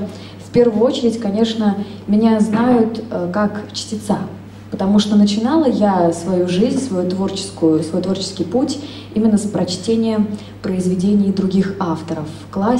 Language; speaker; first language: Russian; native; Russian